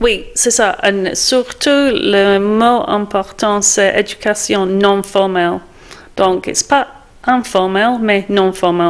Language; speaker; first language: French; non-native, fluent; English